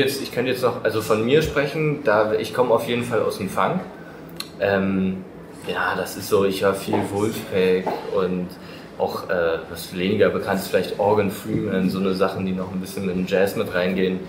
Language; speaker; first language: German; native; German